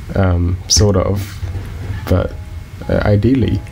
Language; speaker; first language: English; native; English